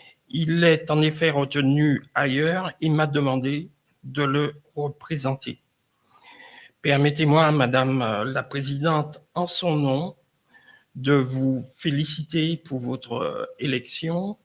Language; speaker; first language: French; native; French